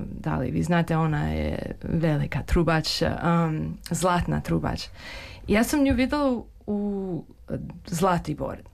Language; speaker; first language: Serbian; early bilingual, heritage; Serbian